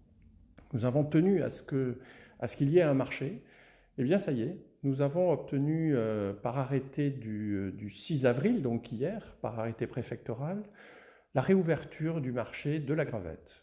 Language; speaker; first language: French; native; French